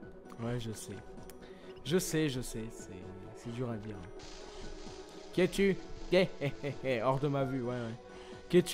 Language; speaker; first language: French; native; French